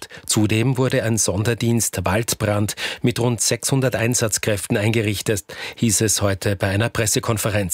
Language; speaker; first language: German; native; German